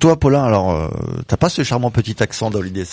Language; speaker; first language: French; native; French